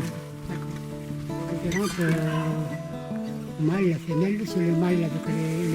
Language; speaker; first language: French; non-native, local second language; Malagasy